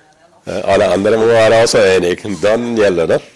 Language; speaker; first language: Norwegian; non-native, fluent; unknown